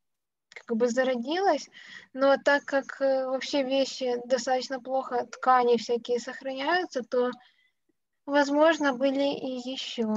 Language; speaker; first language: Russian; native; Russian